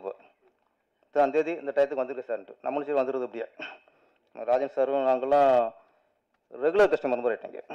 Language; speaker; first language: Tamil; native; Tamil